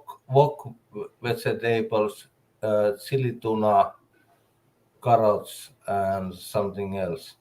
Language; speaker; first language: English; non-native, learner; Finnish